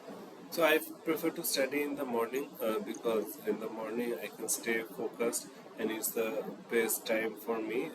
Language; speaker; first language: English; non-native, fluent; Bangla